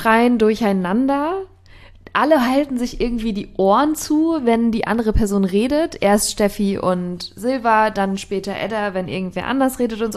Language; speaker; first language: German; native; German